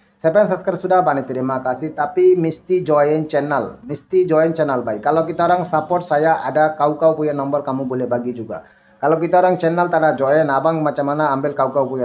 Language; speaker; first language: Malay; non-native, learner; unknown